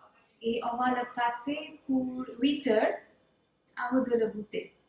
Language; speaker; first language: French; non-native, fluent; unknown